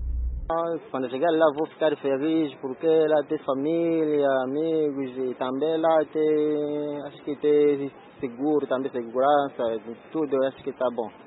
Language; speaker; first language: Portuguese; non-native, local second language; Kinyarwanda